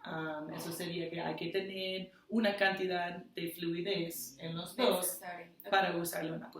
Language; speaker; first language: Spanish; non-native, fluent; English